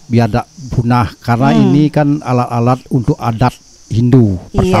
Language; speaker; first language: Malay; non-native, local second language; Balinese